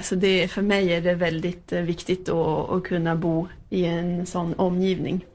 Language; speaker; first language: Swedish; early bilingual, heritage; Swedish